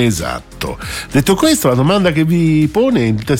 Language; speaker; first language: Italian; native; Italian